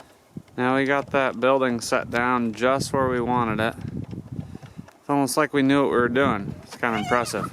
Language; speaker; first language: English; native; English